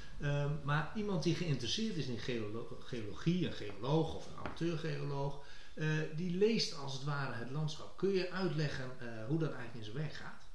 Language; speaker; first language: Dutch; native; Dutch